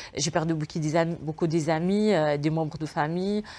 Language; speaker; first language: French; non-native, fluent; Arabic